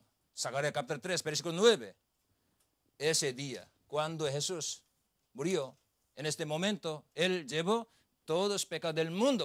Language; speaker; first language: Spanish; non-native, learner; Korean